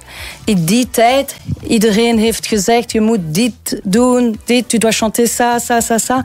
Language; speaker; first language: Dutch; non-native, local second language; French